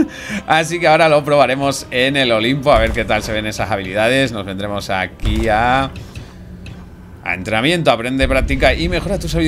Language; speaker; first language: Spanish; native; Spanish